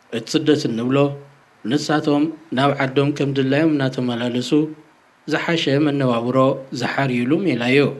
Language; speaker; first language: Tigrinya; native; Tigrinya